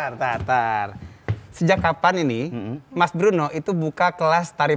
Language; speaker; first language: Indonesian; native; Indonesian